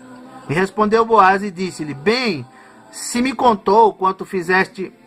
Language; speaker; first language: Portuguese; native; Portuguese